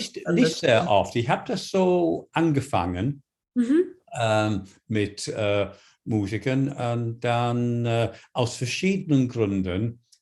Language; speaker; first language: German; non-native, fluent; English